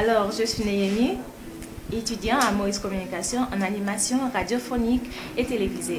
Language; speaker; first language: French; non-native, local second language; Haitian Creole